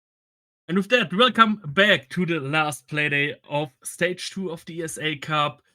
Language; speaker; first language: English; non-native, fluent; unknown